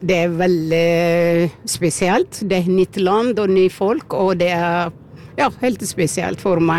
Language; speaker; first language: Norwegian; non-native, learner; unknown